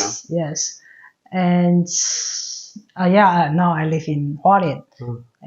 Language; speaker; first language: English; non-native, learner; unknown